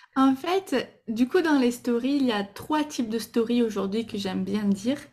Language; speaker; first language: French; non-native, fluent; Portuguese